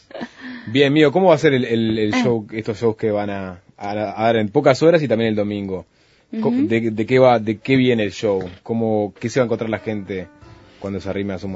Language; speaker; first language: Spanish; native; Spanish